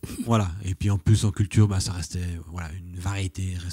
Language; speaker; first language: French; native; French